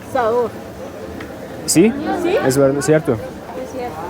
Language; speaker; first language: Spanish; non-native, learner; Turkish